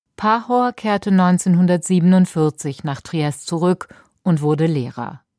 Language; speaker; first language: German; native; German